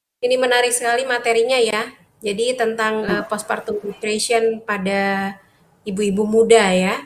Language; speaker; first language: Indonesian; native; Indonesian